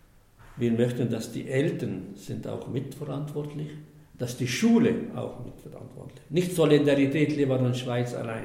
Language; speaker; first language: German; non-native, fluent; Arabic